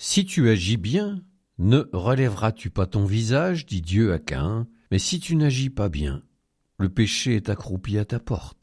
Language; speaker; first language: French; native; French